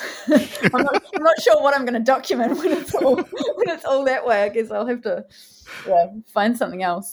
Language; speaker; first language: English; native; English